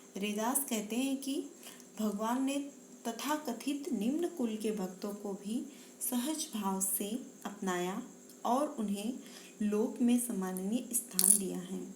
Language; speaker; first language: Hindi; native; Hindi